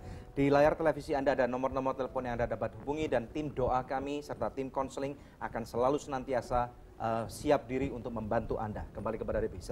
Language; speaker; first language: Indonesian; native; Indonesian